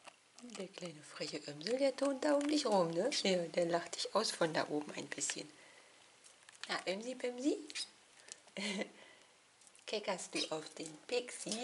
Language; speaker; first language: German; native; German